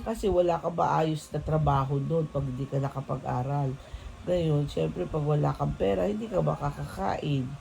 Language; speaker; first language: Filipino; native; Filipino